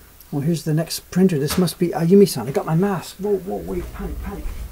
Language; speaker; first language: English; native; English